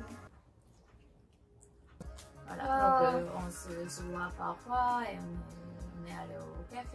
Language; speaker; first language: French; non-native, learner; Japanese